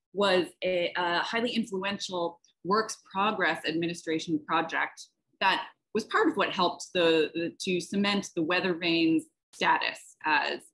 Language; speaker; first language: English; native; English